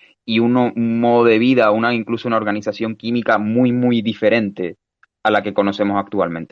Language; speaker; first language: Spanish; native; Spanish